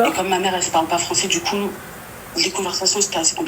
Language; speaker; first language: French; native; French